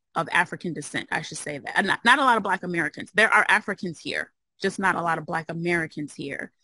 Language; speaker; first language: English; native; English